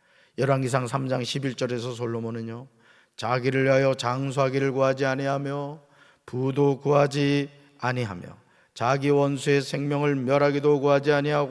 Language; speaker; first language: Korean; native; Korean